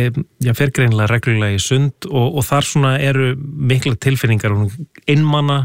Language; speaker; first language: Icelandic; native; Icelandic